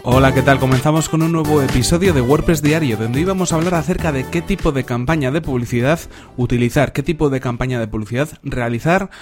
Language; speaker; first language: Spanish; native; Spanish